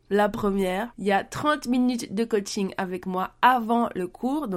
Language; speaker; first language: French; native; French